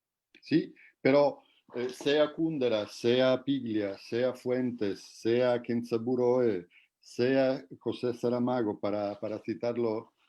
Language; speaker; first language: Spanish; non-native, fluent; Italian